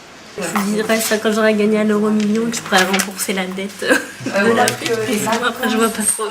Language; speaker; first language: French; native; French